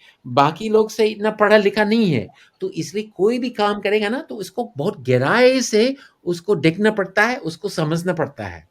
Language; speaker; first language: Hindi; non-native, fluent; English